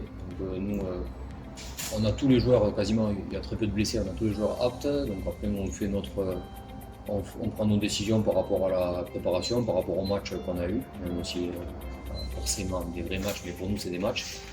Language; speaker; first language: French; native; French